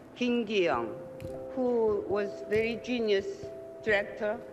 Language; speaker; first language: English; non-native, fluent; Korean